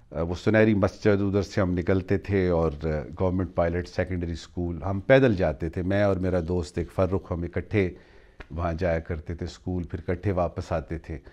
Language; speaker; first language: Urdu; non-native, local second language; Punjabi